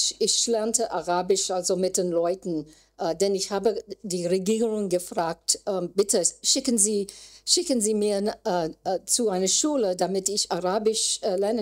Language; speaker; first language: German; non-native, learner; English